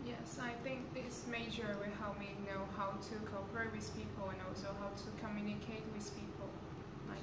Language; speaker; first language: English; non-native, learner; Chinese